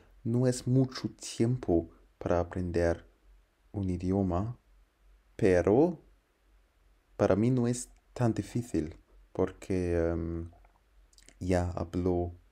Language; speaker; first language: Spanish; non-native, learner; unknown